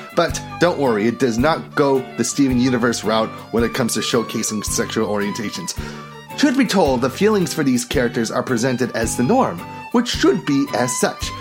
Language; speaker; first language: English; native; English